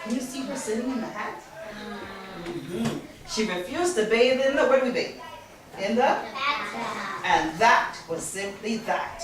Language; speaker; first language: English; early bilingual, other home language; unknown